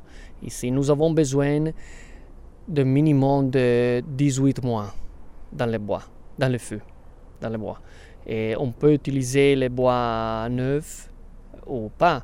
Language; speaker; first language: French; non-native, fluent; Italian